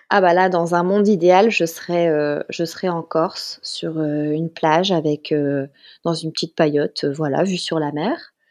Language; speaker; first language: French; native; French